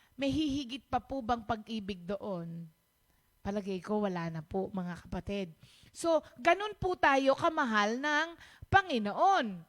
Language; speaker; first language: Filipino; non-native, local second language; Pampanga